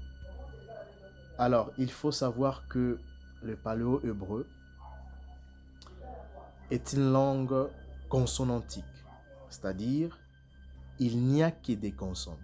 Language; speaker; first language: French; non-native, local second language; Kongo